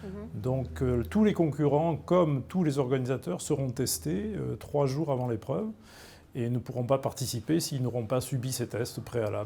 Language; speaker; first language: French; native; French